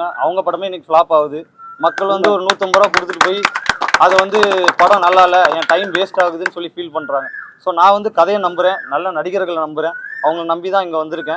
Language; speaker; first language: Tamil; native; Tamil